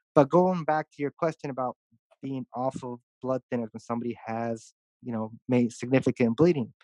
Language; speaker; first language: English; native; English